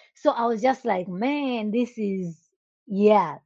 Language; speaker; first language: English; non-native, local second language; Nyanja